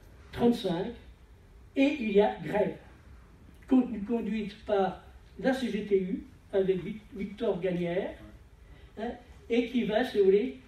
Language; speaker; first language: French; native; French